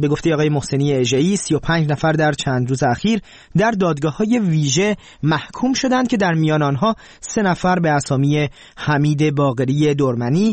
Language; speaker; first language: Persian; native; Persian